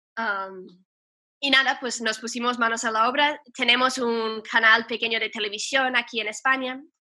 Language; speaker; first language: Spanish; non-native, fluent; English